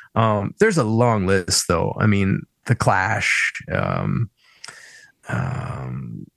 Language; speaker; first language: English; native; English